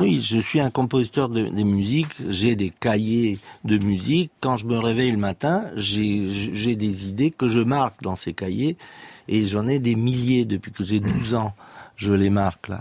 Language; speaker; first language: French; non-native, fluent; Romanian